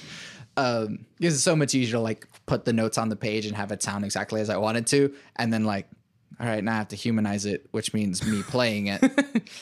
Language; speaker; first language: English; native; English